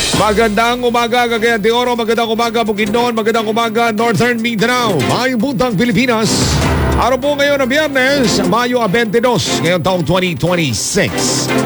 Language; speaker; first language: Filipino; non-native, local second language; Cebuano